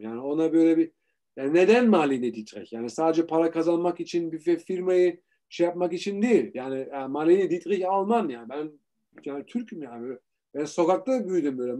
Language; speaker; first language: Turkish; early bilingual, heritage; Turkish